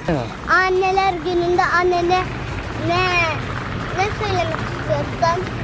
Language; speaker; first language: Turkish; early bilingual, other home language; Arabic